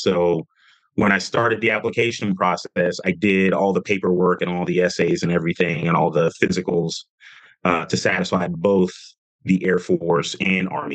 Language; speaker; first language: English; native; English